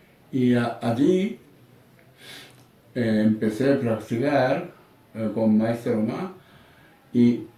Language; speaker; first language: Spanish; non-native, learner; Japanese